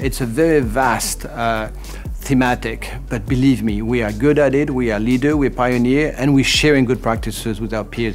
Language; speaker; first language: English; non-native, fluent; French